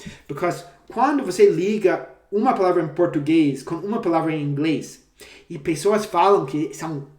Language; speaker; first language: Portuguese; non-native, fluent; English